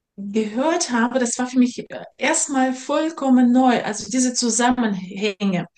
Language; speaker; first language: German; non-native, fluent; Russian